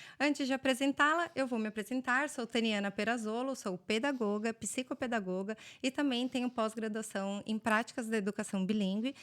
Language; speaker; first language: Portuguese; native; Portuguese